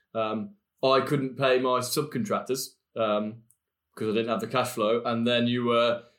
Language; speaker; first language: English; native; English